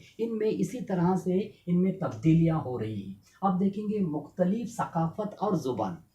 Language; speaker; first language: Urdu; native; Urdu